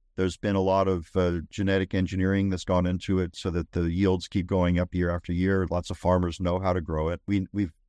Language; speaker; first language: English; native; English